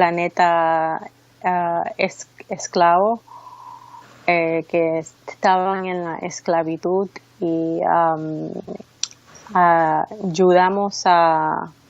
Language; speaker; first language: Spanish; early bilingual, heritage; Spanish